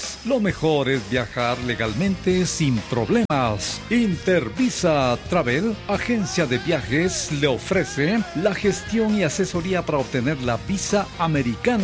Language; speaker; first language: Spanish; native; Spanish